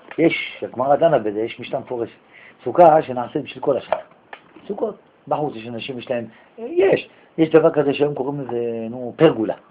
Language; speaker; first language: Hebrew; native; Hebrew